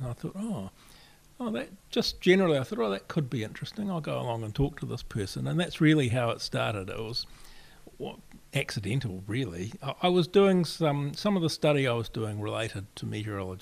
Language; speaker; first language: English; native; English